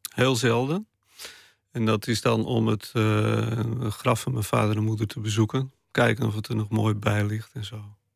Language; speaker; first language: Dutch; non-native, local second language; Western Frisian